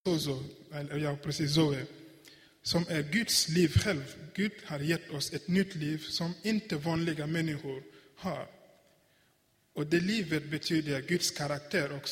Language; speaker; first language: Swedish; non-native, fluent; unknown